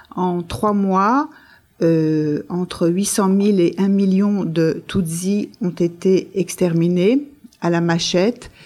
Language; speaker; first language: French; native; French